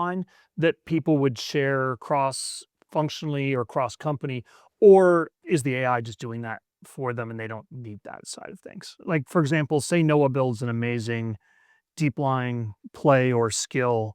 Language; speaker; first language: English; native; English